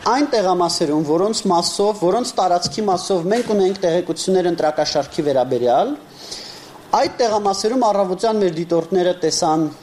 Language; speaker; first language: Armenian; native; Armenian